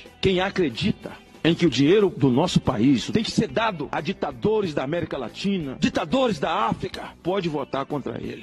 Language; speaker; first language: Portuguese; native; Portuguese